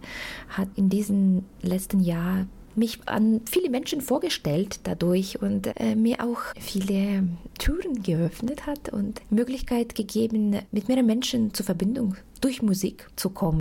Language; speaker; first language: German; non-native, fluent; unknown